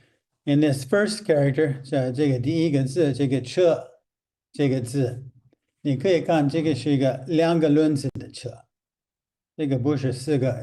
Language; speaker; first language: Chinese; non-native, fluent; English